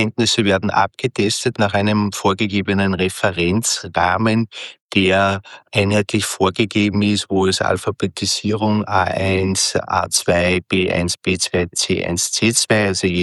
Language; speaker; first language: German; native; German